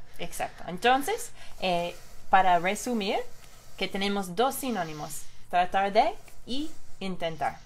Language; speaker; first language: Spanish; non-native, fluent; English